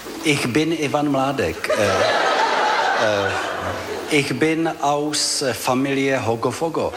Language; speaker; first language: German; non-native, learner; Czech